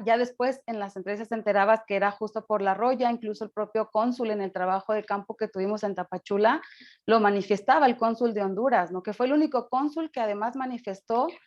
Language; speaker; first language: Spanish; native; Spanish